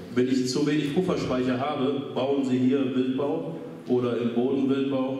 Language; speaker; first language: German; native; German